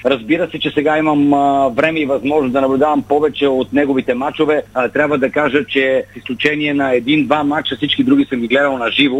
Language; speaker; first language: Bulgarian; native; Bulgarian